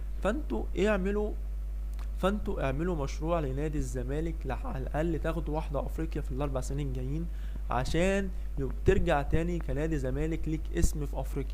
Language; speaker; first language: Arabic; native; Arabic